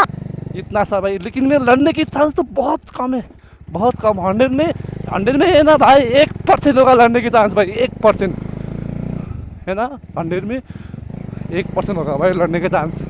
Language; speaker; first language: Hindi; non-native, learner; Nepali